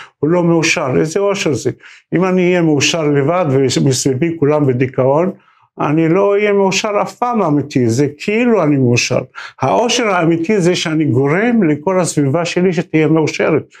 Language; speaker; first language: Hebrew; non-native, local second language; Arabic